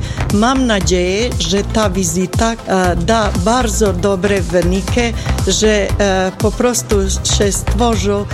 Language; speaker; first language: Polish; non-native, fluent; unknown